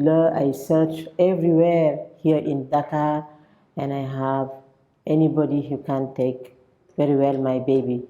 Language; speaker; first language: English; non-native, local second language; French